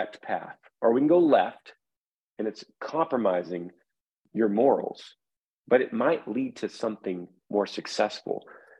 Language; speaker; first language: English; native; English